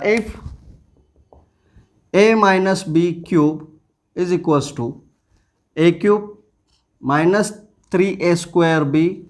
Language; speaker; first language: English; non-native, local second language; Marathi